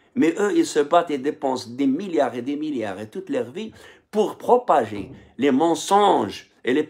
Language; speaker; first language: French; non-native, local second language; Arabic